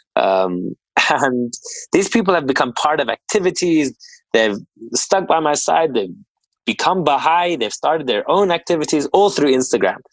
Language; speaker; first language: English; native; English